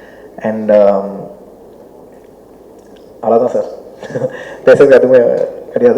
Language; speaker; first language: Tamil; non-native, local second language; Telugu